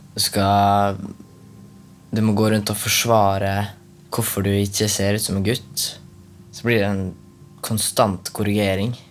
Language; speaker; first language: Norwegian; native; Norwegian